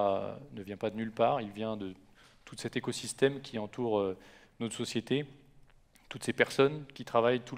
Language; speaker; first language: French; native; French